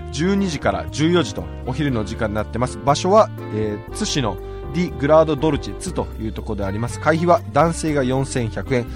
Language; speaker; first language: Japanese; native; Japanese